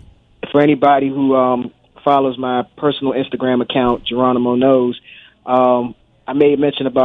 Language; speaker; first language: English; native; English